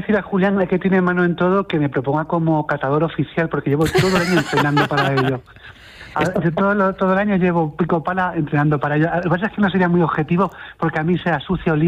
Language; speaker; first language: Spanish; native; Spanish